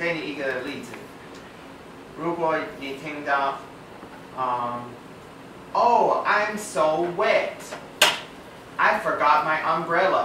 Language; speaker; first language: Chinese; non-native, fluent; English